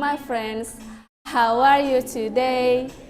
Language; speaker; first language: English; non-native, fluent; Indonesian